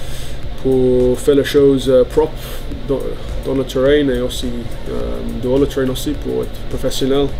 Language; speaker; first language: French; non-native, fluent; English